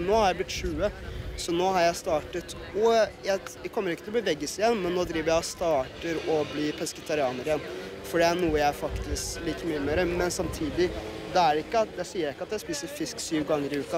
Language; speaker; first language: Norwegian; native; Norwegian